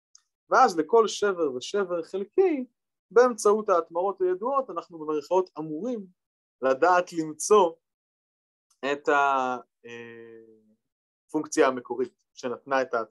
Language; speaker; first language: Hebrew; native; Hebrew